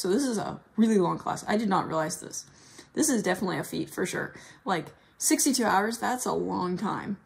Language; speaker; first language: English; native; English